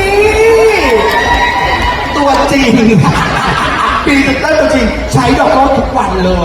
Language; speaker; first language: Thai; native; Thai